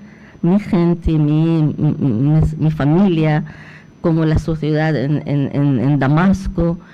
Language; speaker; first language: Spanish; non-native, fluent; Arabic